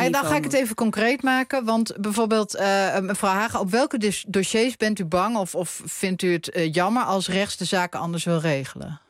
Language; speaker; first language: Dutch; native; Dutch